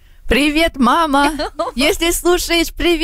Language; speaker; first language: Russian; early bilingual, heritage; Russian